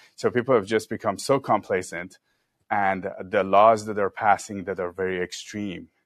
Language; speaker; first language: English; non-native, fluent; Persian